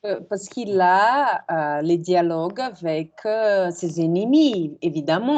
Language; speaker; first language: French; non-native, fluent; Portuguese